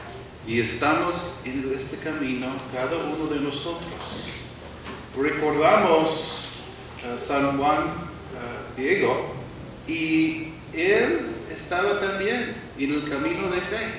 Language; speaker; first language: Spanish; non-native, fluent; English